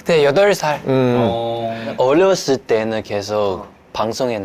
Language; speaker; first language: Korean; non-native, learner; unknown